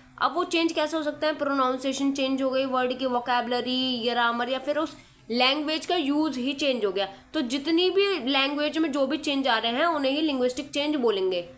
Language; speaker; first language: Hindi; native; Hindi